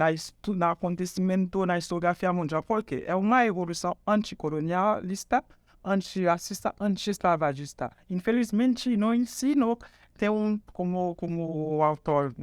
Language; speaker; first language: Portuguese; non-native, fluent; Haitian Creole